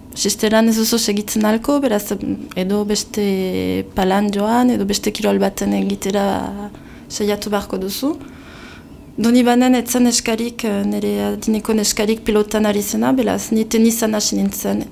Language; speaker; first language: Basque; native; Basque